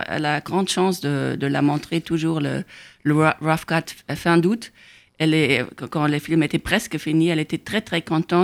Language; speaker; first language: French; non-native, fluent; German